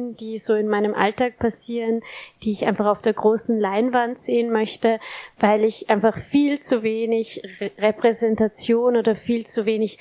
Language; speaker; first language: German; native; German